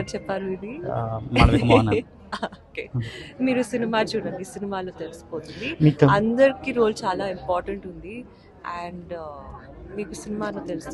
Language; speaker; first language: Telugu; non-native, learner; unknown